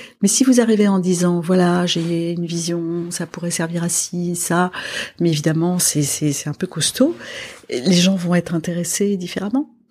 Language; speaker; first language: French; non-native, local second language; Arabic